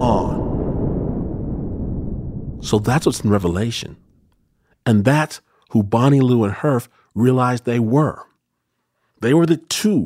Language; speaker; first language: English; native; English